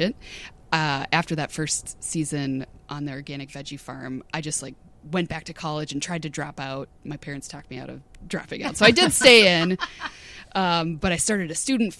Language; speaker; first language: English; native; English